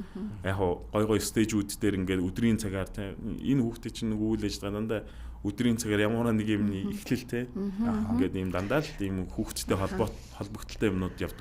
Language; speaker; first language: Mongolian; native; Mongolian